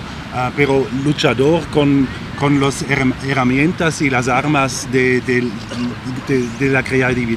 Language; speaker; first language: Spanish; non-native, learner; German